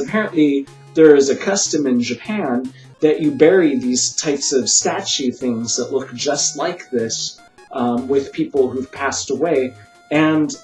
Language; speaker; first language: English; native; English